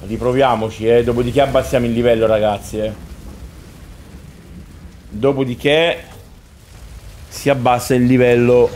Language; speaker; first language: Italian; native; Italian